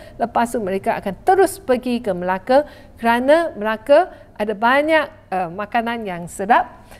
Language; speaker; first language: Malay; non-native, local second language; Chinese